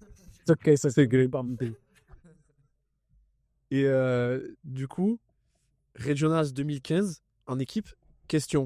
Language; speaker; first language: French; native; French